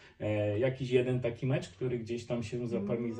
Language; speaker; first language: Polish; native; Polish